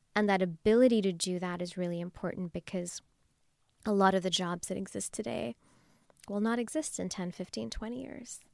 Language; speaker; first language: English; non-native, local second language; Urdu